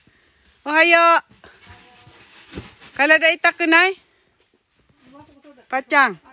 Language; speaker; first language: Japanese; non-native, fluent; Filipino